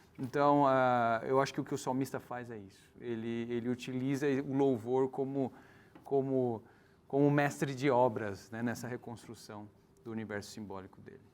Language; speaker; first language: Portuguese; native; Portuguese